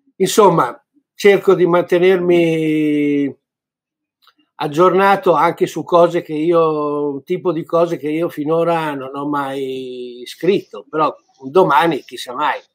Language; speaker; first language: Italian; native; Italian